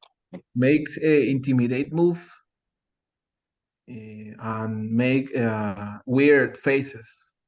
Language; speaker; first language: English; non-native, learner; Spanish